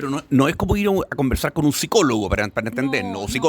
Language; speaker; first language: Spanish; native; Spanish